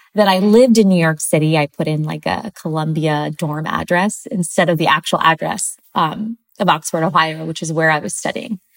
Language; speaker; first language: English; early bilingual, other home language; Spanish